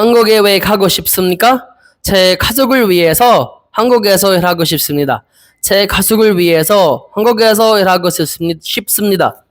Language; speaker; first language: Korean; non-native, learner; Filipino